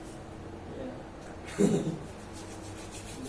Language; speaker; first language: English; non-native, learner; Filipino